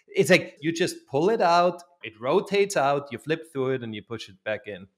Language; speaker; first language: English; non-native, fluent; German